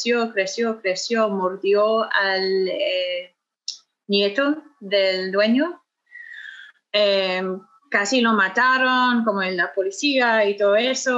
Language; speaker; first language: Spanish; non-native, fluent; English